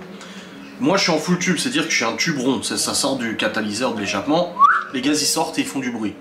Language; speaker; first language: French; native; French